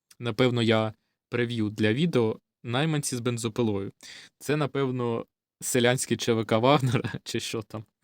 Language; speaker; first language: Ukrainian; non-native, local second language; Russian